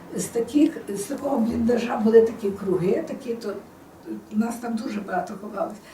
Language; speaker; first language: Ukrainian; native; Ukrainian